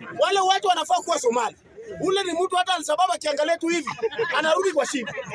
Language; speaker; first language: Swahili; non-native, local second language; Luo (Kenya and Tanzania)